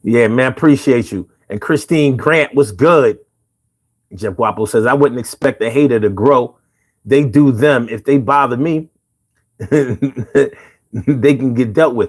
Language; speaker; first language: English; native; English